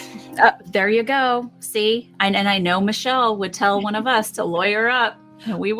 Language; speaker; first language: English; native; English